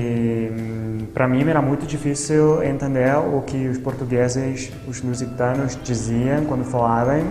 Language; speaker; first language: Portuguese; non-native, fluent; Italian